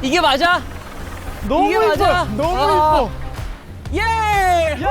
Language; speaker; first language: Korean; native; Korean